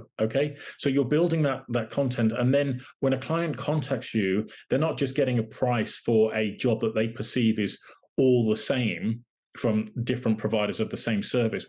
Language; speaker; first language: English; native; English